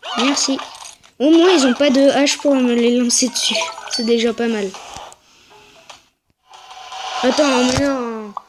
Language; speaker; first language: French; native; French